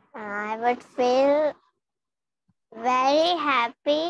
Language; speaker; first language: English; non-native, learner; Hindi